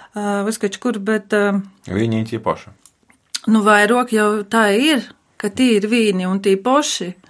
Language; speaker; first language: Latvian; native; Latvian